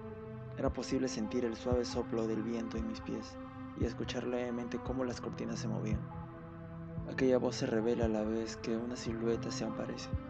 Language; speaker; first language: Spanish; native; Spanish